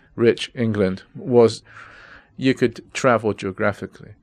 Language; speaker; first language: English; native; English